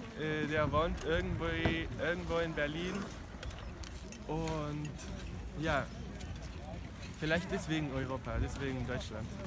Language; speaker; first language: German; non-native, learner; Spanish